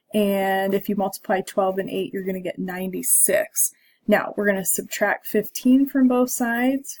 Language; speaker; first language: English; native; English